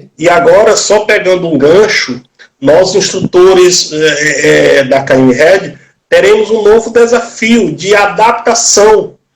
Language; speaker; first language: Portuguese; native; Portuguese